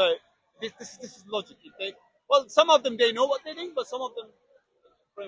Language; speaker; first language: English; non-native, fluent; Persian